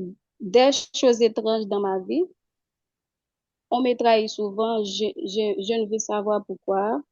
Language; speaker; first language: French; non-native, local second language; Haitian Creole